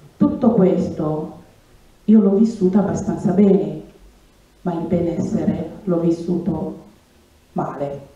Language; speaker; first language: Italian; non-native, fluent; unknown